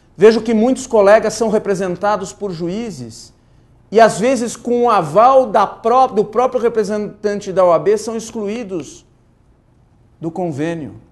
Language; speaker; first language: Portuguese; native; Portuguese